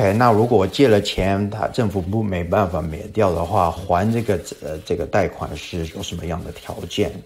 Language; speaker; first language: Chinese; non-native, fluent; English